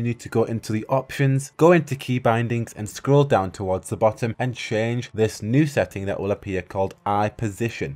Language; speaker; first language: English; native; English